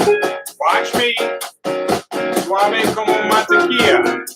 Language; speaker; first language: Spanish; non-native, learner; English